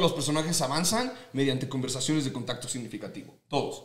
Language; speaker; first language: Spanish; native; Spanish